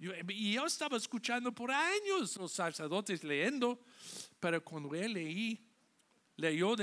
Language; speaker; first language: Spanish; non-native, fluent; English